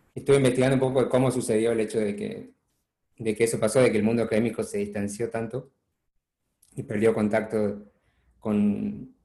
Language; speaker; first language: Spanish; native; Spanish